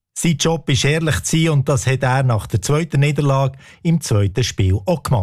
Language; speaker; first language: German; native; German